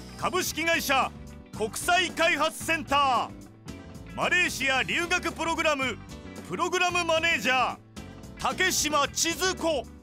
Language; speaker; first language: Japanese; native; Japanese